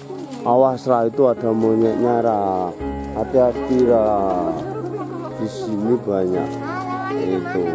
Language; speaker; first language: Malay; non-native, local second language; Javanese